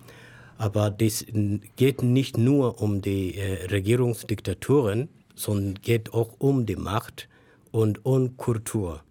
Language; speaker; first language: German; non-native, learner; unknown